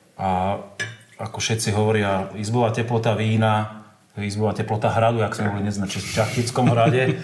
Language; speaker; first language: Slovak; native; Slovak